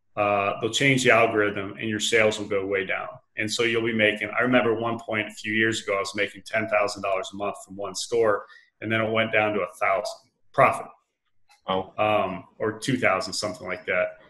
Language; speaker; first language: English; native; English